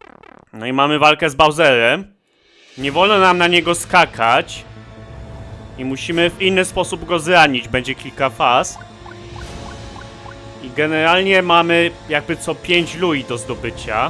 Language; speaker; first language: Polish; native; Polish